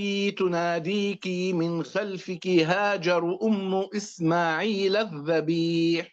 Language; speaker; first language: Arabic; native; Arabic